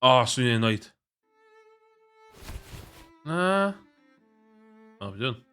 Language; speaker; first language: Welsh; native; Welsh